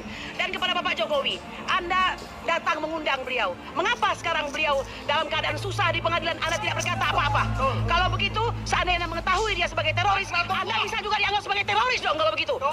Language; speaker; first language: Indonesian; native; Indonesian